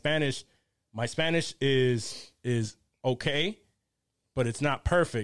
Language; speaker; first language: English; early bilingual, other home language; Spanish